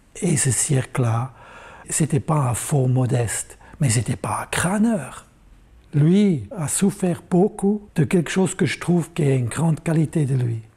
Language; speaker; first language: French; non-native, local second language; German